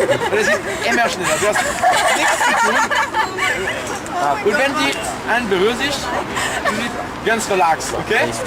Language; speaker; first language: German; non-native, learner; French